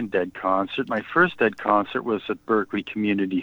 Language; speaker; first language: English; native; English